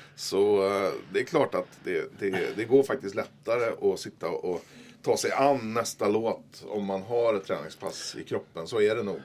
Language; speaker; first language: Swedish; native; Swedish